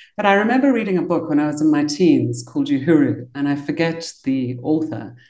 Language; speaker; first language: English; native; English